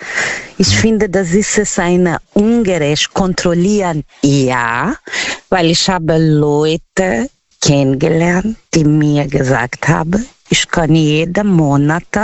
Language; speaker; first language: German; non-native, fluent; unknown